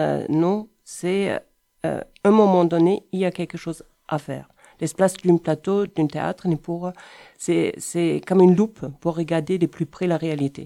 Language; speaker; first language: French; non-native, fluent; German